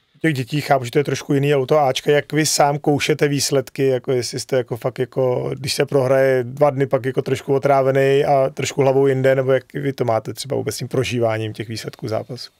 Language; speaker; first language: Czech; native; Czech